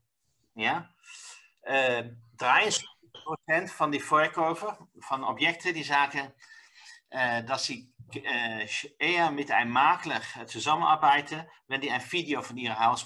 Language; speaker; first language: German; non-native, learner; Dutch